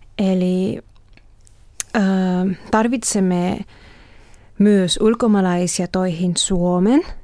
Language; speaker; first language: Finnish; non-native, learner; Spanish